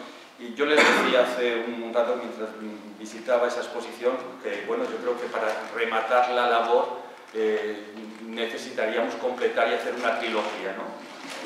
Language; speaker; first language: Spanish; native; Spanish